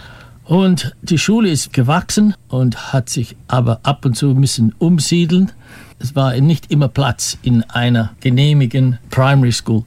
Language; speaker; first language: German; early bilingual, heritage; German